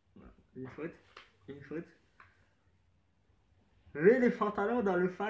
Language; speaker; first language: French; native; French